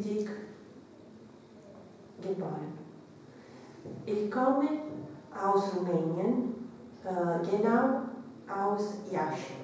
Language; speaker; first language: German; non-native, learner; Romanian